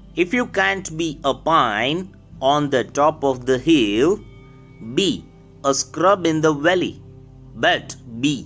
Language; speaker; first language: English; non-native, local second language; Gujarati